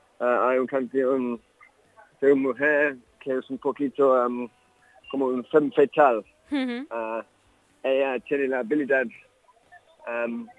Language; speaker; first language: Spanish; non-native, learner; English